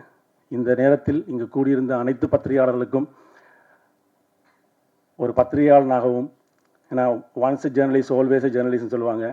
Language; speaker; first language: Tamil; native; Tamil